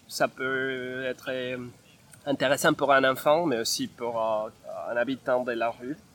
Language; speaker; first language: French; non-native, fluent; Spanish